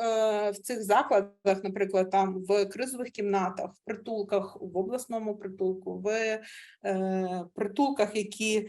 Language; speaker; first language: Ukrainian; native; Ukrainian